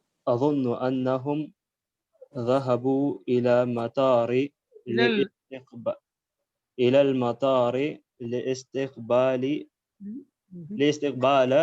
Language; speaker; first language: Arabic; non-native, learner; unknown